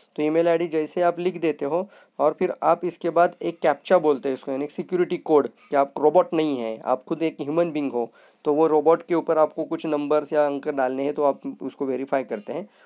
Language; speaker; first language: Hindi; non-native, local second language; Marathi